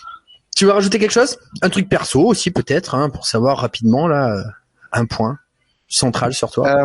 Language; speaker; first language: French; native; French